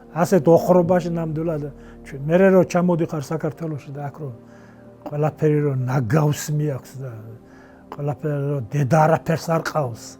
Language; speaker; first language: Georgian; non-native, local second language; Svan